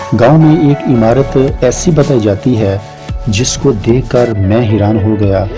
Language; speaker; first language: Urdu; non-native, local second language; Punjabi